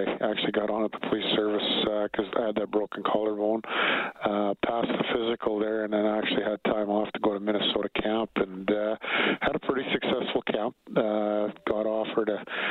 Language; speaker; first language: English; native; English